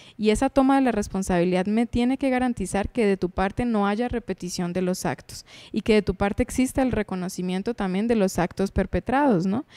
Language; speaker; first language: Spanish; native; Spanish